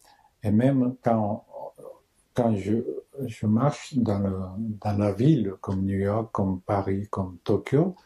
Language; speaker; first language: French; non-native, learner; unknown